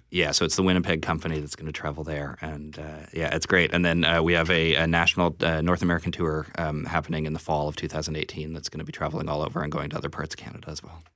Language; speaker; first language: English; native; English